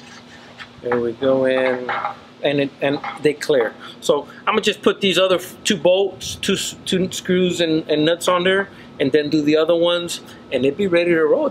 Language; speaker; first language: English; native; English